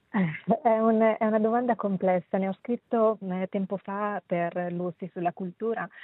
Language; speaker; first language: Italian; early bilingual, other home language; Sinhala